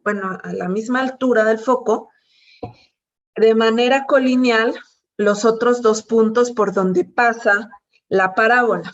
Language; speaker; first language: Spanish; native; Spanish